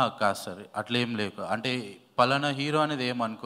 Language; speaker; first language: Telugu; native; Telugu